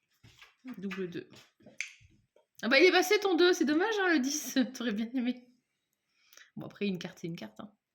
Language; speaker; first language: French; native; French